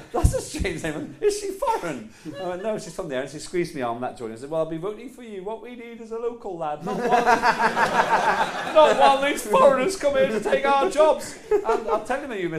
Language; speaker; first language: English; non-native, local second language; Estonian